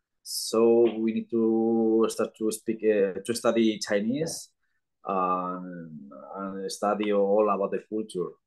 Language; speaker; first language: English; non-native, learner; Spanish